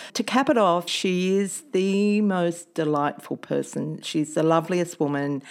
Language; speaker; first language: English; native; English